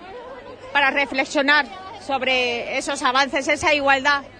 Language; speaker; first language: Spanish; native; Spanish